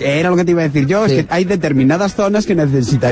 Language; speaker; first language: Spanish; native; Spanish